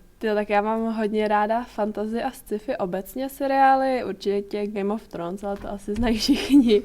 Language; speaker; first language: Czech; native; Czech